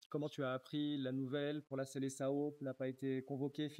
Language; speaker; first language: French; native; French